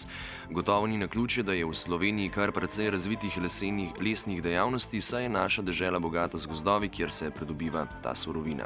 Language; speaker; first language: Slovenian; native; Slovenian